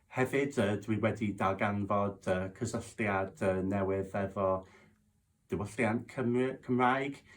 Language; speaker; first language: Welsh; non-native, learner; English